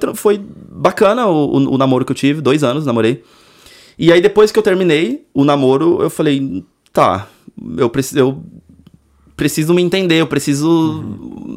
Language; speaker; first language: Portuguese; native; Portuguese